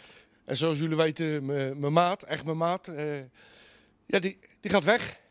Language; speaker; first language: Dutch; native; Dutch